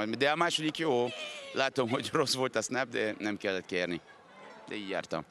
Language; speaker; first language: Hungarian; non-native, learner; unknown